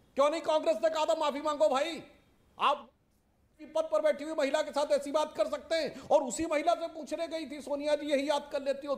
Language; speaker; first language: Hindi; native; Hindi